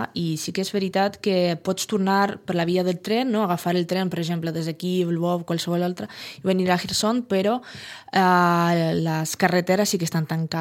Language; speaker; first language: Catalan; non-native, fluent; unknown